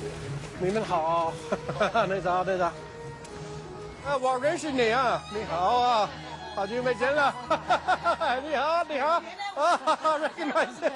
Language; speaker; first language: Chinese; non-native, learner; English